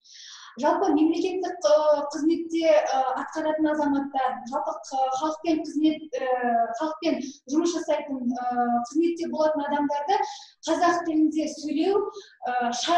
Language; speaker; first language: Kazakh; non-native, local second language; Russian